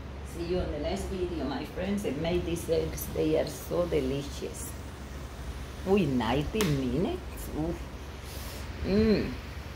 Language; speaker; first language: English; non-native, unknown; Spanish